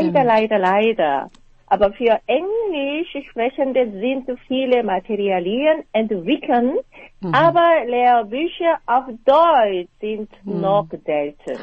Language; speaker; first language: German; non-native, fluent; Korean